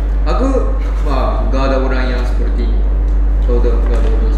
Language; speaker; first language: Indonesian; non-native, fluent; Japanese